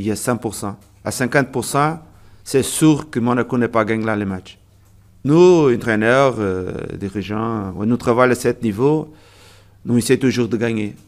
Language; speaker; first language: French; non-native, learner; Portuguese